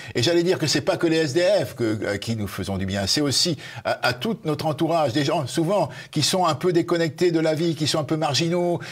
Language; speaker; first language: French; native; French